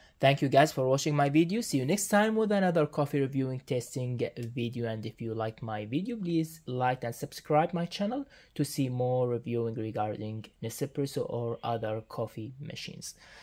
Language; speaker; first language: English; non-native, fluent; Arabic